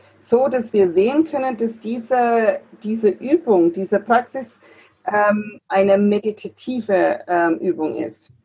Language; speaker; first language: German; non-native, fluent; English